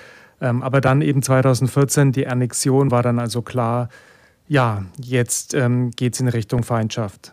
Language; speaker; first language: German; native; German